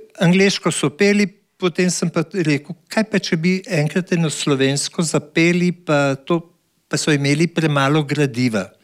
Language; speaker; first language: Slovenian; native; Slovenian